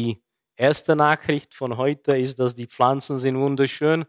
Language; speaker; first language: German; non-native, fluent; Czech